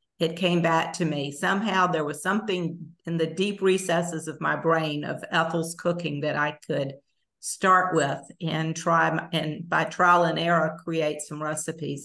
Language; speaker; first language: English; native; English